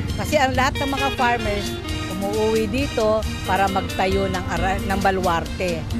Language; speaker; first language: Filipino; native; Filipino